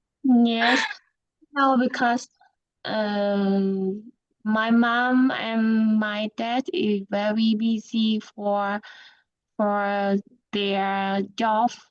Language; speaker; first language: English; non-native, learner; Vietnamese